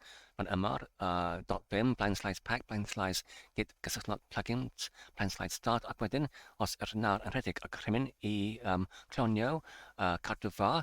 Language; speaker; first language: Welsh; non-native, fluent; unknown